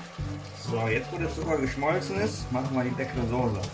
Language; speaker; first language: German; native; German